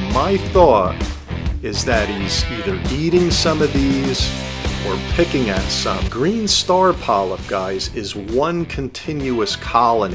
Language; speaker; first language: English; native; English